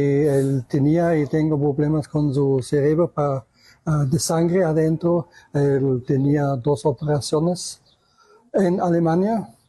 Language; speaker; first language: Spanish; non-native, learner; German